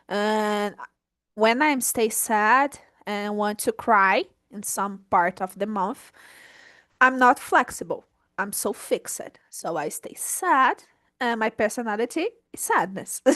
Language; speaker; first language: English; non-native, learner; Portuguese